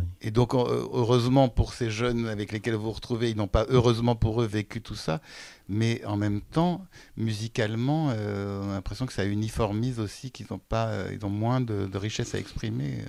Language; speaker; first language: French; native; French